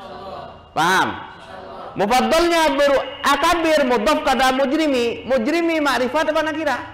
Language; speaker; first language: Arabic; non-native, fluent; Madurese